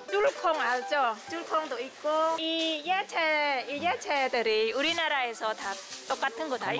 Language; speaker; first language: Korean; non-native, learner; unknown